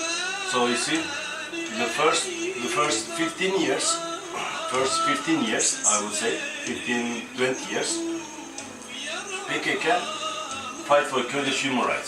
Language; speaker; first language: English; non-native, fluent; Kurdish